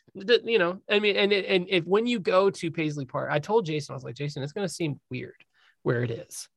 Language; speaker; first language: English; native; English